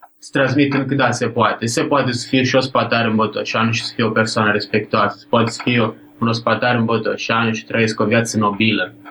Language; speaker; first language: Romanian; non-native, fluent; Italian